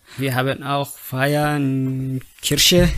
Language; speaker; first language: German; non-native, learner; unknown